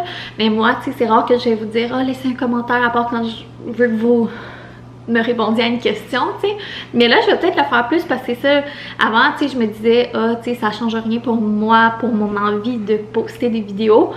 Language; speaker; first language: French; native; French